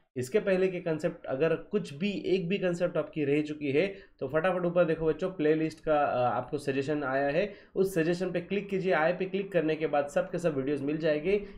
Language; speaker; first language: Hindi; non-native, local second language; Marathi